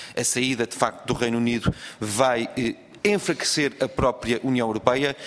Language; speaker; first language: Portuguese; native; Portuguese